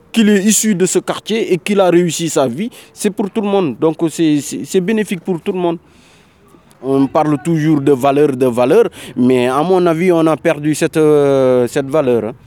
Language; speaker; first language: French; non-native, local second language; Wolof